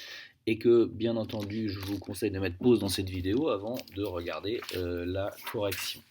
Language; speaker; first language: French; native; French